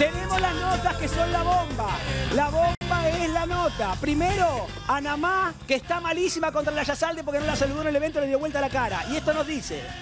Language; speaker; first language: Spanish; native; Spanish